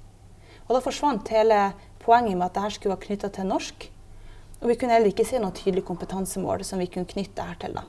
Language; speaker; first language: Norwegian; native; Norwegian